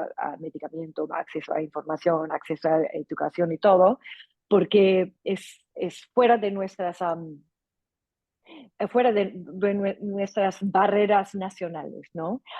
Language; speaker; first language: Spanish; non-native, fluent; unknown